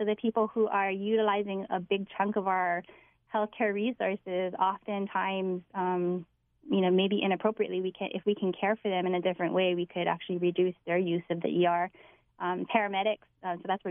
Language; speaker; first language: English; native; English